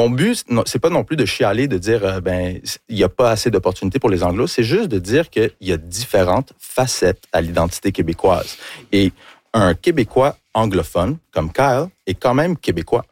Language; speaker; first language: French; early bilingual, other home language; English